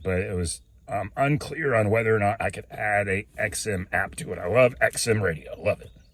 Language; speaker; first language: English; native; English